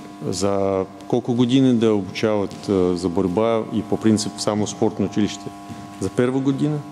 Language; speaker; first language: Bulgarian; non-native, learner; Russian